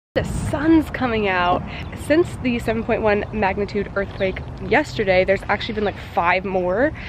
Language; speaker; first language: English; native; English